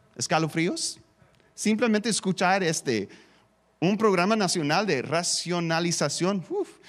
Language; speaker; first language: Spanish; non-native, fluent; English